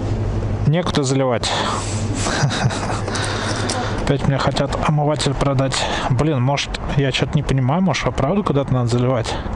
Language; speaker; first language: Russian; native; Russian